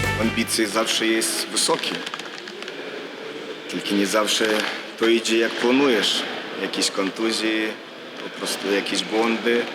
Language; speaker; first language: Polish; non-native, fluent; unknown